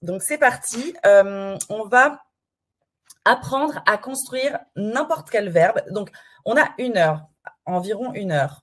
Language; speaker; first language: French; native; French